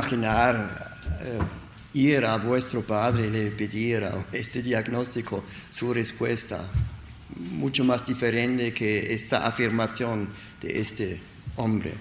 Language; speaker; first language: Spanish; non-native, learner; German